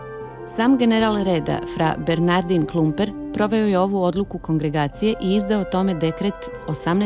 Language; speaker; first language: Croatian; native; Croatian